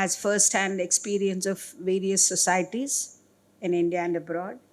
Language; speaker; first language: English; non-native, local second language; Kannada